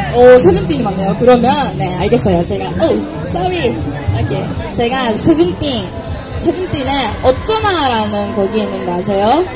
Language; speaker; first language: Korean; non-native, fluent; Japanese